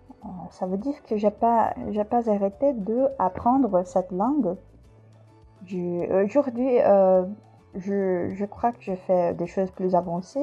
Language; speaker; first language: French; non-native, fluent; Portuguese